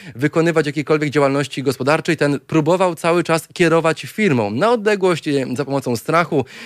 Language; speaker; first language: Polish; native; Polish